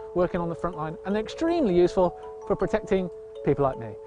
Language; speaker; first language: English; native; English